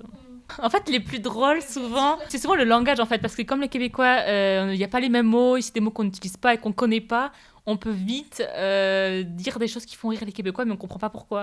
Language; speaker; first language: French; native; French